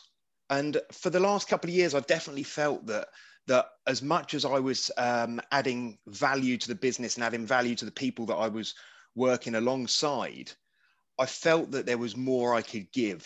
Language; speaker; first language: English; native; English